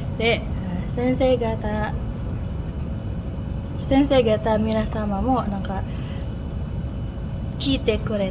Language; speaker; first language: Japanese; non-native, learner; Indonesian